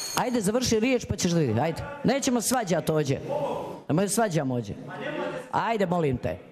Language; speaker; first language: Serbian; native; Serbian